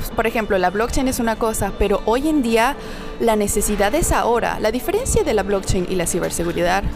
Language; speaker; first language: Spanish; native; Spanish